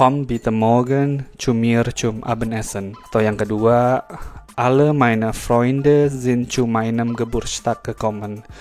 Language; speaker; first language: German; non-native, fluent; Indonesian